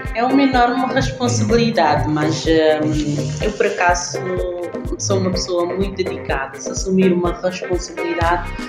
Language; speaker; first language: Portuguese; non-native, local second language; Kabuverdianu